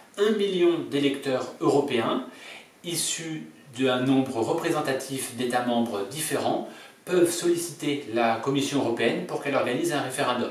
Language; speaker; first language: French; native; French